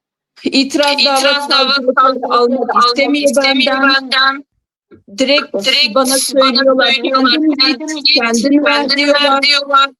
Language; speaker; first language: Turkish; non-native, learner; Turkmen